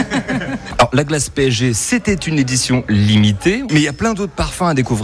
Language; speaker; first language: French; native; French